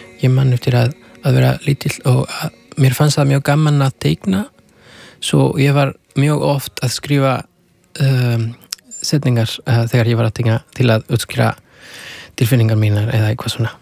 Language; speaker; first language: Icelandic; non-native, fluent; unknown